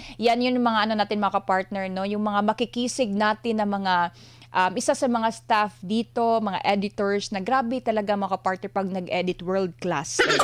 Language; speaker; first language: Filipino; non-native, local second language; Cebuano